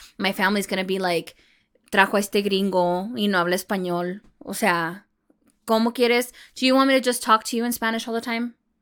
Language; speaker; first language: English; early bilingual, other home language; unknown